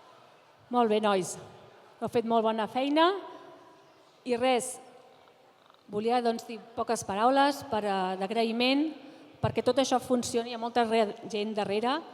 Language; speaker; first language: Catalan; native; Catalan